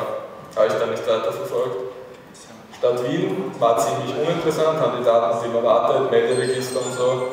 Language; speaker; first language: German; native; German